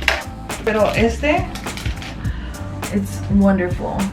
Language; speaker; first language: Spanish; early bilingual, heritage; English